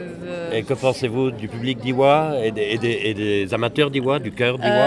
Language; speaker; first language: French; native; French